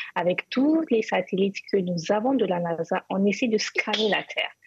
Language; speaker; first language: French; non-native, local second language; Hausa